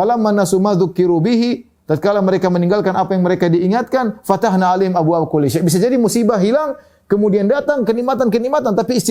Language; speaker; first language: Indonesian; native; Indonesian